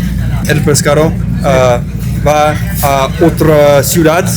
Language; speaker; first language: Spanish; non-native, learner; English